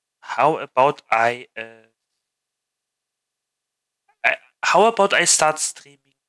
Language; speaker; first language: English; non-native, fluent; German